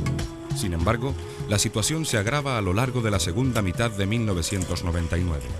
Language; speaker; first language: Spanish; native; Spanish